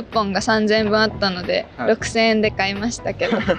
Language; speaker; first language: Japanese; native; Japanese